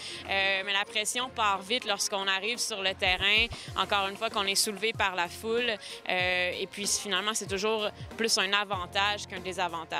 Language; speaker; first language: French; native; French